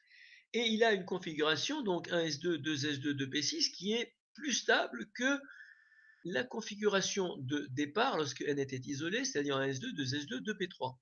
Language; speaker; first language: French; native; French